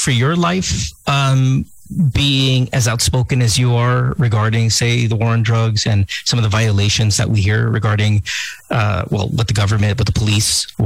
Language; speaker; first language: English; non-native, local second language; Filipino